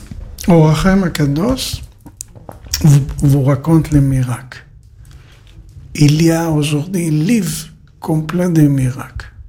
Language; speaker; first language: French; non-native, learner; Hebrew